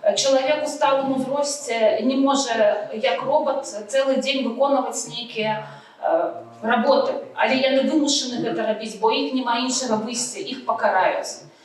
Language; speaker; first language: Belarusian; non-native, local second language; Russian